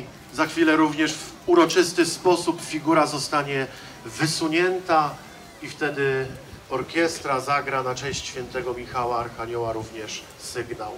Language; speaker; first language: Polish; native; Polish